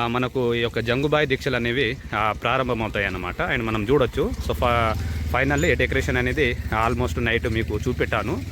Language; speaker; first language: Telugu; non-native, local second language; Gondi